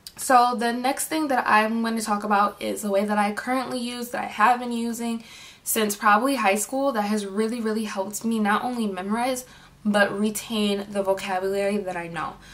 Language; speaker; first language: English; native; English